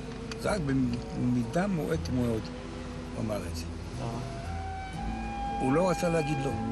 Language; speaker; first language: Hebrew; non-native, fluent; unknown